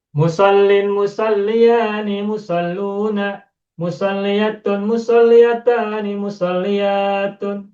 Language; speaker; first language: Arabic; non-native, fluent; Indonesian